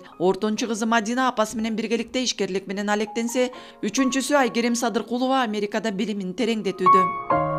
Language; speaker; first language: Kyrgyz; native; Kyrgyz